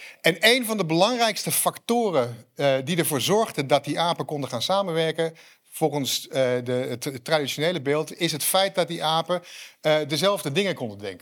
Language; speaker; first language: Dutch; native; Dutch